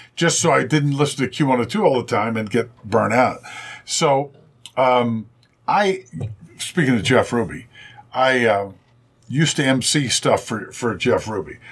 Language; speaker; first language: English; native; English